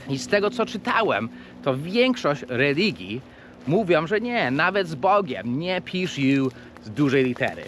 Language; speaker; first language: Polish; non-native, fluent; English